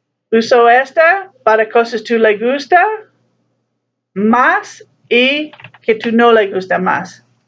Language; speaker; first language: Spanish; non-native, learner; English